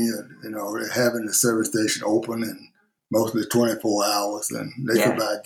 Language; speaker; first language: English; native; English